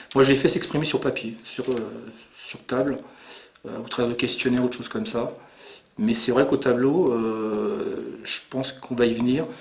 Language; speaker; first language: French; native; French